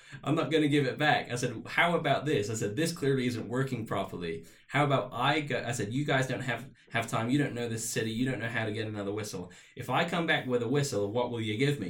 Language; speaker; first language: English; native; English